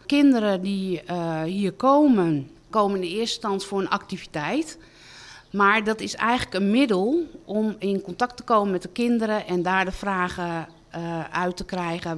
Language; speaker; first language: Dutch; native; Dutch